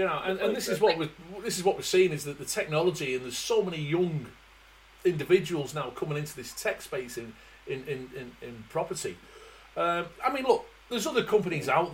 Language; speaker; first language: English; native; English